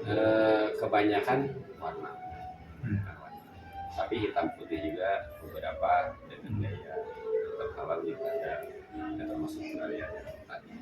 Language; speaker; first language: Indonesian; non-native, local second language; Sundanese